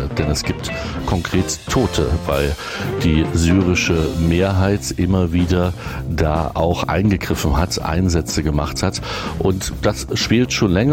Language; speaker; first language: German; native; German